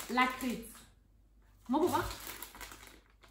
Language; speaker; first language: English; non-native, learner; Italian